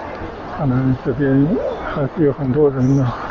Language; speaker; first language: Chinese; native; Chinese